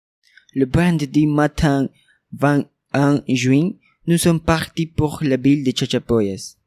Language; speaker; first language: French; non-native, learner; Spanish